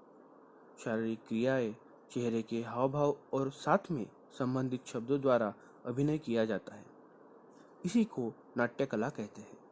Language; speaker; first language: Hindi; non-native, local second language; Marathi